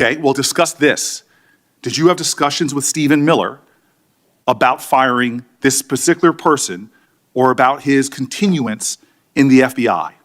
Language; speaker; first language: English; native; English